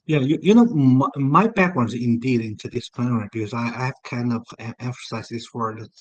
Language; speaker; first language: English; non-native, fluent; Chinese